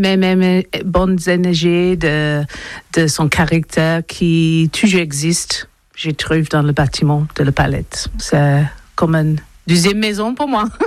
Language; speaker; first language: French; non-native, learner; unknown